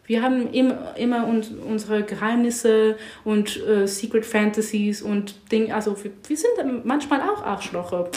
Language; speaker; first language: German; non-native, learner; English